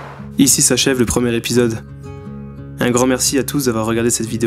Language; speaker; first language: French; native; French